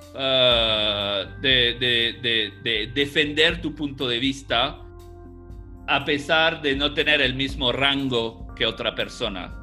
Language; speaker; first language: Spanish; non-native, fluent; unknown